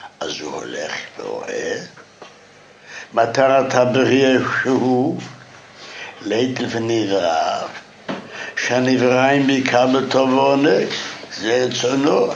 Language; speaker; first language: Hebrew; non-native, fluent; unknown